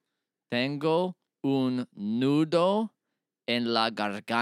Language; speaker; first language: Spanish; non-native, learner; English